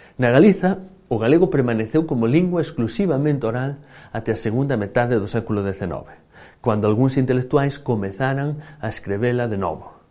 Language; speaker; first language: Galician; native; Galician